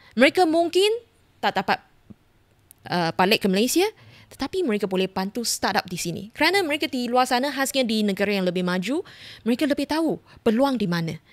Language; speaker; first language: Malay; non-native, local second language; Chinese